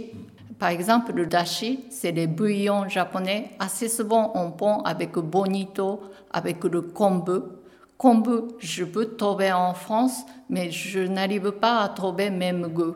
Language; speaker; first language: French; non-native, learner; Japanese